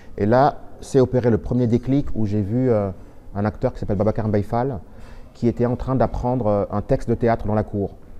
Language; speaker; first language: French; non-native, local second language; Wolof